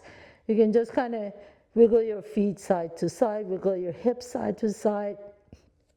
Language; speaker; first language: English; native; English